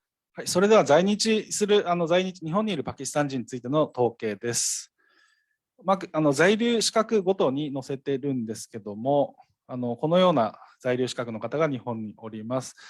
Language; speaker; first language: Japanese; native; Japanese